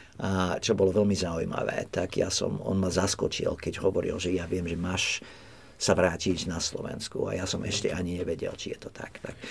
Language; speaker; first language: Slovak; non-native, fluent; English